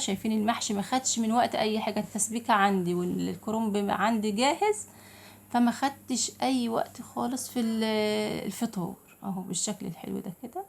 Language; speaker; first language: Arabic; native; Arabic